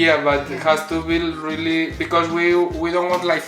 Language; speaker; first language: English; non-native, learner; Spanish